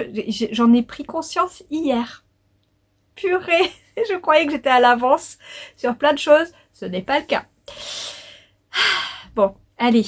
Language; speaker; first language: French; native; French